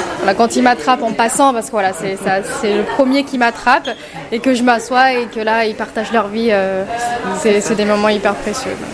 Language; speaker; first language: French; native; French